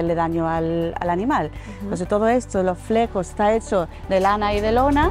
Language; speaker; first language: Spanish; native; Spanish